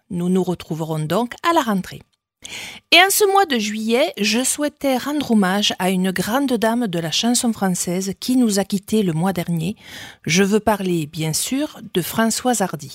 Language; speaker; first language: French; native; French